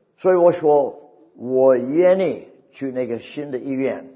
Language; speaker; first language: Chinese; non-native, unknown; English